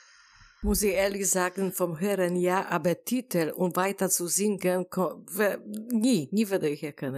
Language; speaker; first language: German; non-native, learner; Polish